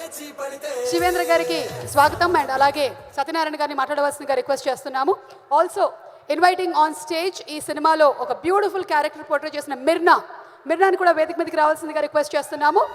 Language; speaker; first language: Telugu; native; Telugu